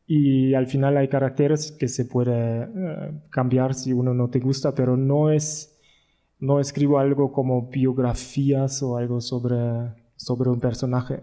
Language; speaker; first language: Spanish; non-native, learner; German